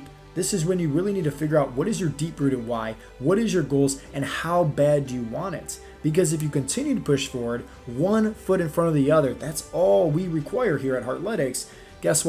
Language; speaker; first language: English; native; English